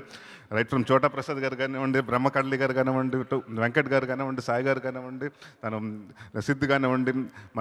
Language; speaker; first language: Telugu; native; Telugu